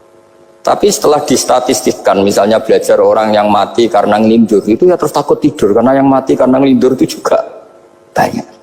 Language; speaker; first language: Indonesian; non-native, local second language; Javanese